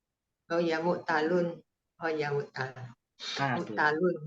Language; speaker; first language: Arabic; non-native, learner; Indonesian